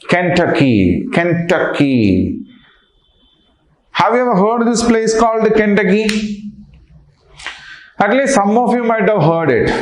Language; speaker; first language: English; non-native, local second language; Telugu